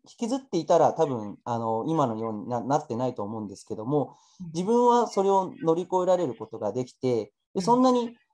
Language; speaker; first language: Japanese; early bilingual, other home language; Chinese